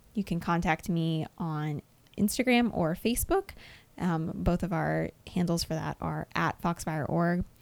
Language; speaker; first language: English; native; English